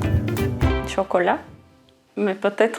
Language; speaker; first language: French; non-native, fluent; Portuguese